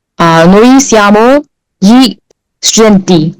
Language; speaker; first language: Italian; non-native, learner; Burmese